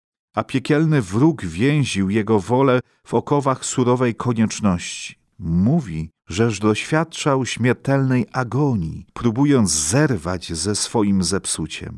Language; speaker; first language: Polish; native; Polish